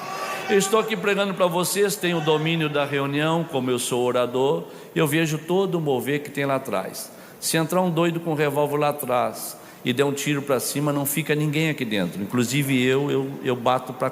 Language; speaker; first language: Portuguese; native; Portuguese